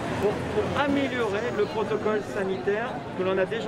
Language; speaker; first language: French; native; French